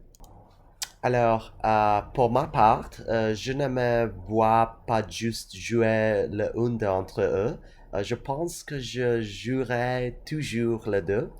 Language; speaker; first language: French; non-native, learner; English